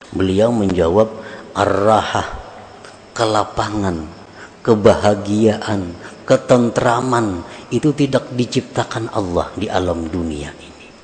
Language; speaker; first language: Indonesian; non-native, local second language; Banjar